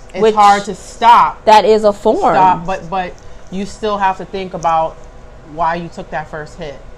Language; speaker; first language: English; native; English